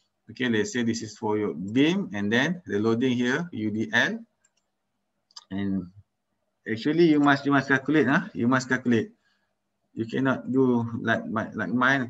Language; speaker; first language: English; non-native, local second language; Malay